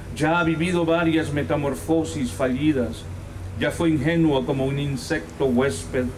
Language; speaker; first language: Spanish; native; Spanish